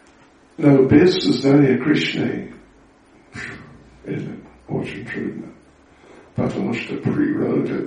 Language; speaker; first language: Russian; non-native, learner; English